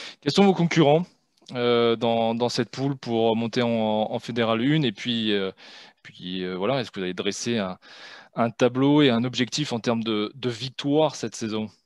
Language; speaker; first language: French; native; French